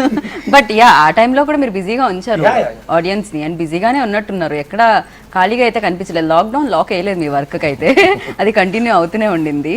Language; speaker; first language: Telugu; native; Telugu